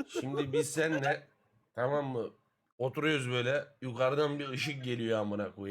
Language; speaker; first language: Turkish; native; Turkish